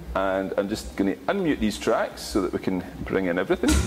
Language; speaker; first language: English; native; English